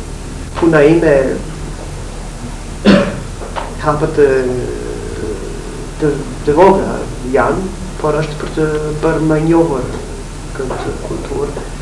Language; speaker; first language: Albanian; non-native, fluent; English